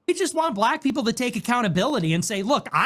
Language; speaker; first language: English; native; English